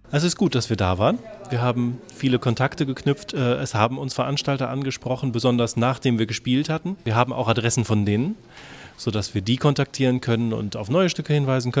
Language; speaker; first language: German; non-native, fluent; English